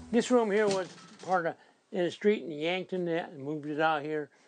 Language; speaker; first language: English; native; English